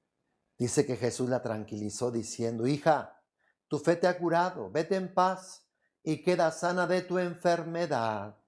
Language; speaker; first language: Spanish; native; Spanish